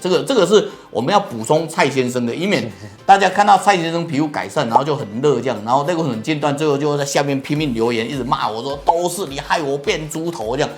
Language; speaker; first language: Chinese; native; Chinese